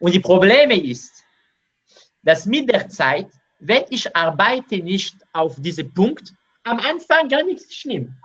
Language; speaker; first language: German; non-native, learner; Hebrew